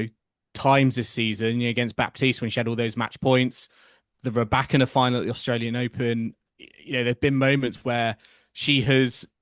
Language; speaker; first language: English; native; English